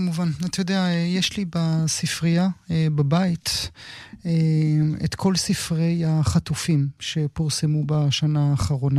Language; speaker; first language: Hebrew; native; Hebrew